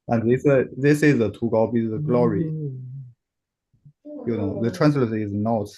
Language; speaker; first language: English; non-native, learner; Chinese